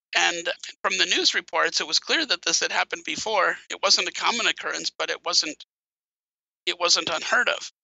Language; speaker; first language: English; native; English